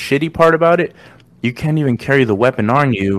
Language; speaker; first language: English; non-native, fluent; Spanish